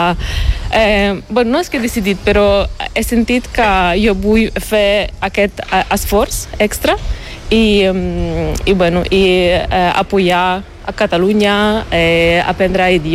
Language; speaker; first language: Catalan; non-native, learner; Ukrainian